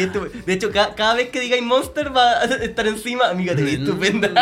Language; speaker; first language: Spanish; native; Spanish